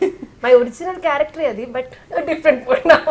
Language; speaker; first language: Telugu; non-native, fluent; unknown